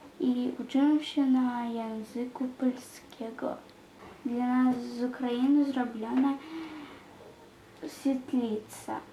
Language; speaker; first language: Polish; non-native, learner; Ukrainian